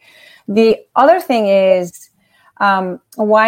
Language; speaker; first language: English; non-native, fluent; Spanish